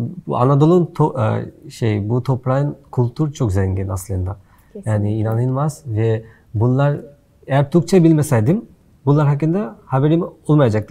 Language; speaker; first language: Turkish; non-native, fluent; Bangla